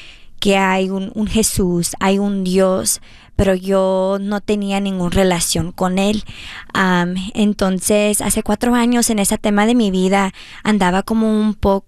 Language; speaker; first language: Spanish; early bilingual, heritage; Spanish